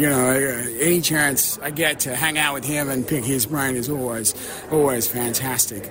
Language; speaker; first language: English; native; English